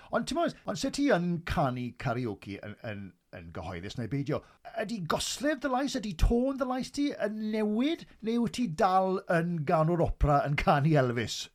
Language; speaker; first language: Welsh; native; Welsh